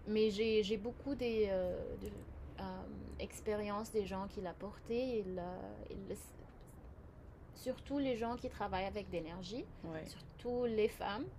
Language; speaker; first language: French; non-native, fluent; Arabic